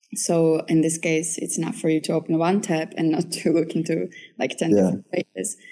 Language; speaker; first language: English; early bilingual, other home language; Czech